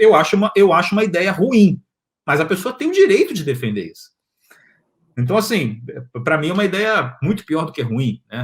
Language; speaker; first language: Portuguese; native; Portuguese